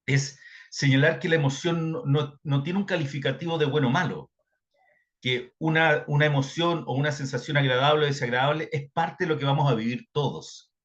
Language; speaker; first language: Spanish; native; Spanish